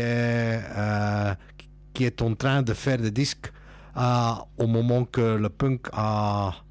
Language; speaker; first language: French; non-native, local second language; Dutch